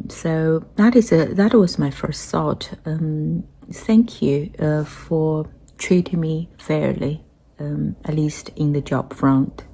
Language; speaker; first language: English; non-native, fluent; Chinese